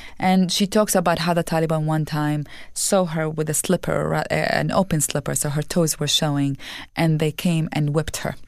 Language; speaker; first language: English; non-native, fluent; Arabic